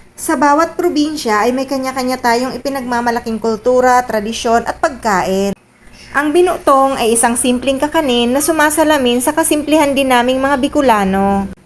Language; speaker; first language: Filipino; non-native, local second language; Bikol